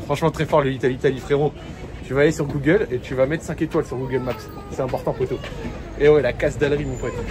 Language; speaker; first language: French; native; French